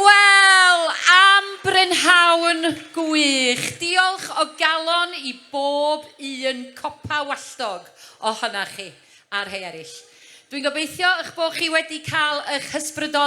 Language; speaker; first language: Welsh; native; Welsh